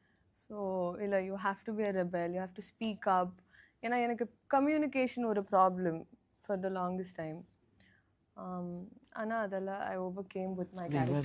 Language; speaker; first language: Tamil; non-native, learner; Telugu